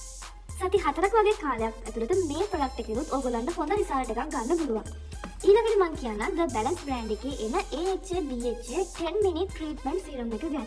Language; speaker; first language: Sinhala; native; Sinhala